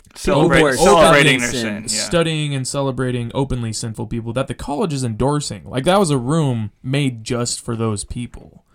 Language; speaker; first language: English; native; English